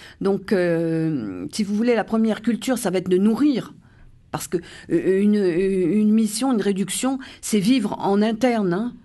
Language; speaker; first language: French; native; French